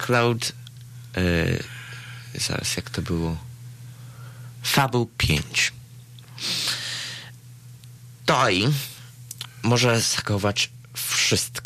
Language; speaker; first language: Polish; early bilingual, heritage; Polish